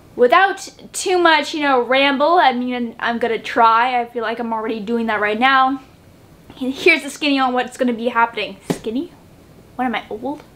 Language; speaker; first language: English; native; English